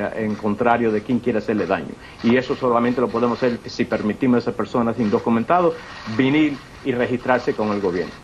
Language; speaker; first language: Spanish; early bilingual, heritage; Spanish